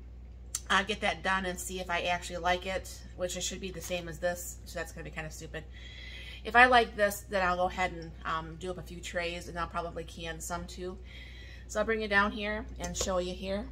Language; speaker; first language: English; native; English